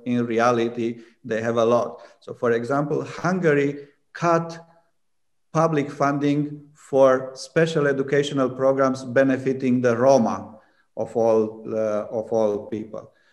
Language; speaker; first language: English; non-native, fluent; Romanian